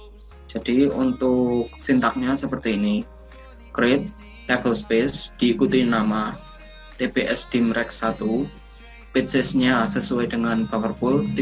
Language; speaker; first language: Indonesian; native; Indonesian